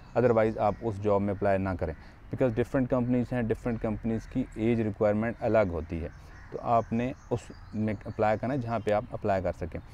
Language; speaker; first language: Urdu; non-native, local second language; Punjabi